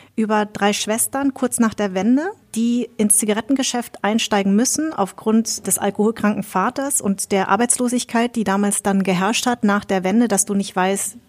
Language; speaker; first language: German; early bilingual, other home language; Vietnamese